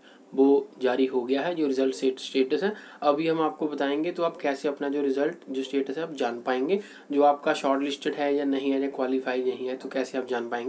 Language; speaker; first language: Hindi; native; Hindi